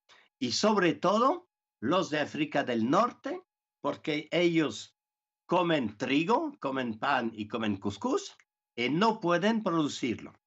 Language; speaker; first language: Spanish; non-native, fluent; French